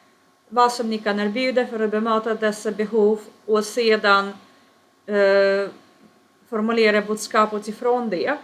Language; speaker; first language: Swedish; non-native, fluent; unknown